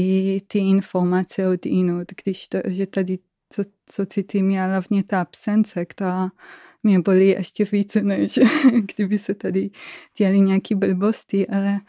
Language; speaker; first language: Czech; non-native, fluent; Hebrew